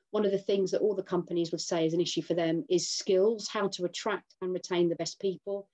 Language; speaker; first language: English; native; English